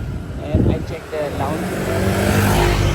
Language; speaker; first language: English; non-native, learner; Vietnamese